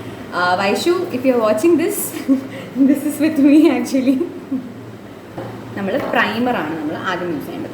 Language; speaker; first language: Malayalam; native; Malayalam